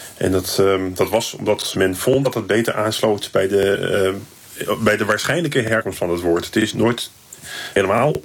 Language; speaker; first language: Dutch; native; Dutch